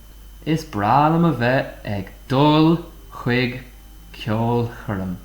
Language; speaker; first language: Irish; non-native, local second language; English